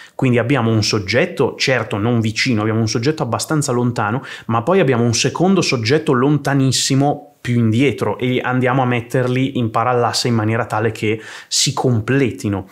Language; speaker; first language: Italian; native; Italian